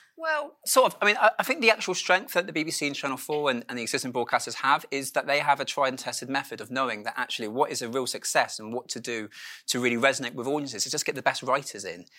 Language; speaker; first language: English; native; English